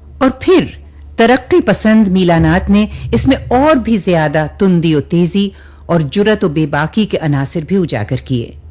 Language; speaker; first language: Urdu; native; Urdu